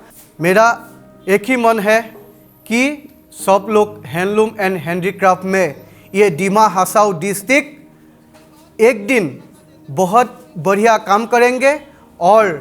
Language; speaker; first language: Hindi; non-native, local second language; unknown